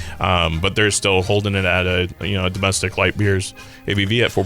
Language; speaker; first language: English; native; English